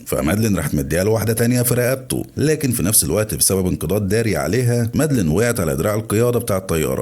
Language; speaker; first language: Arabic; native; Arabic